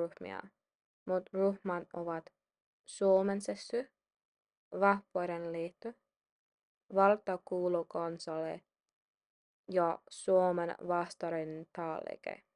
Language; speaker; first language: Finnish; non-native, learner; English